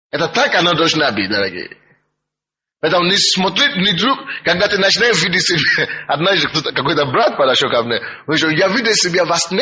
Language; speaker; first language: Russian; non-native, fluent; Yoruba